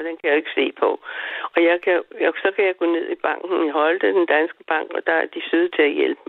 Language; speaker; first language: Danish; native; Danish